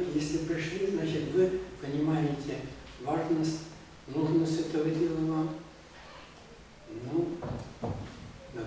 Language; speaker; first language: Russian; non-native, local second language; Tatar